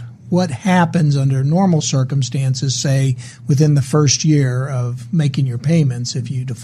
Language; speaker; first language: English; native; English